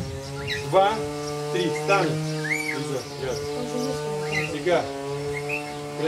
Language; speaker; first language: Bulgarian; non-native, learner; Russian